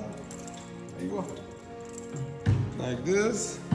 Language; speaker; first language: English; non-native, learner; Arabic